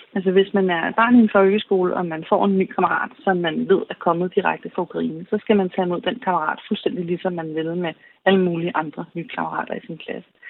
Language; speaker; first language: Danish; native; Danish